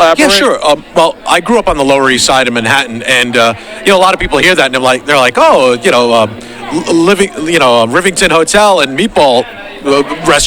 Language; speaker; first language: English; native; English